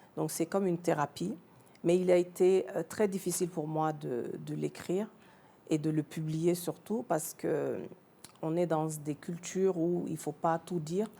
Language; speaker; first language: French; early bilingual, other home language; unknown